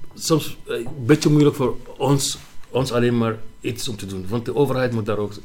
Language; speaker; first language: Dutch; non-native, learner; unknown